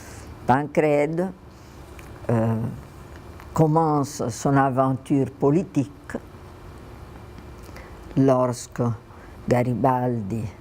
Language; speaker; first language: French; non-native, fluent; Italian